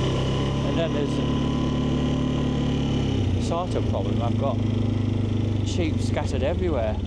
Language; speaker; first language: English; native; English